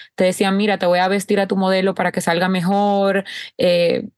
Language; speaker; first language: Spanish; native; Spanish